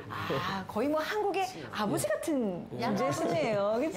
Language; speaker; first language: Korean; native; Korean